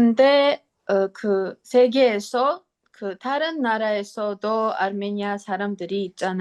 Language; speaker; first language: Korean; non-native, learner; Armenian